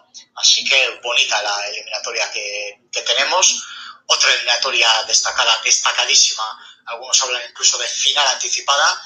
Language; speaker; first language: Spanish; native; Spanish